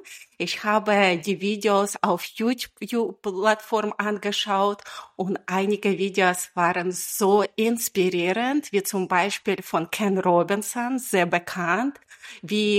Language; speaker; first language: German; non-native, fluent; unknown